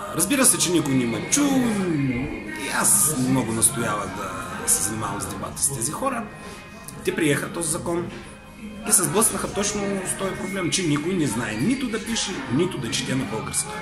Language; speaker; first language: Bulgarian; early bilingual, heritage; Bulgarian